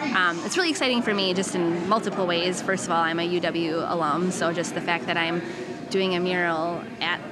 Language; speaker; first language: English; native; English